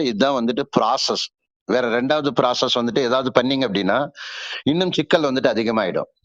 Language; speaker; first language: Tamil; native; Tamil